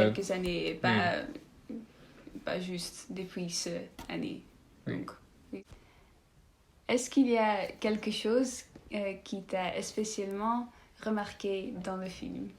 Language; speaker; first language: French; non-native, learner; Dutch